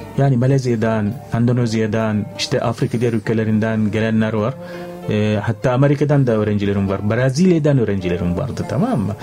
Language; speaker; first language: Turkish; non-native, fluent; Arabic